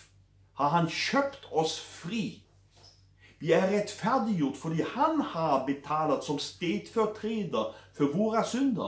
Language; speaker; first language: Swedish; non-native, fluent; German